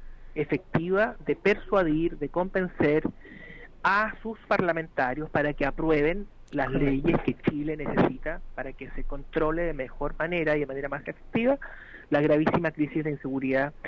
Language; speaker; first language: Spanish; native; Spanish